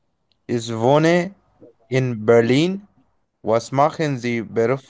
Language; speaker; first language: German; non-native, learner; Bangla